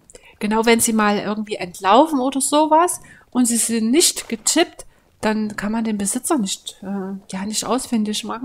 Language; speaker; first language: German; native; German